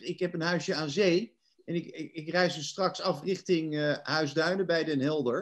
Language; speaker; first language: Dutch; native; Dutch